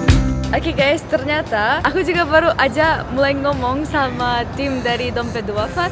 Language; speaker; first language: Indonesian; non-native, fluent; German